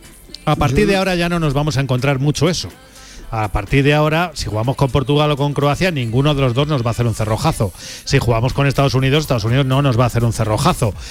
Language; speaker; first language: Spanish; native; Spanish